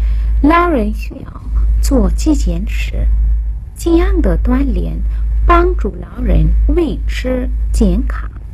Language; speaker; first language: Chinese; non-native, fluent; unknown